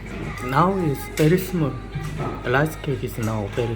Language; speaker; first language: English; non-native, learner; Korean